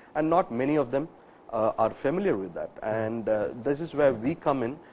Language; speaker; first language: English; non-native, local second language; Tamil